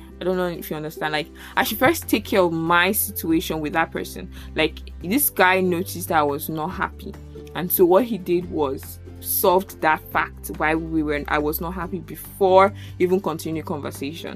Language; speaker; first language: English; non-native, local second language; Yoruba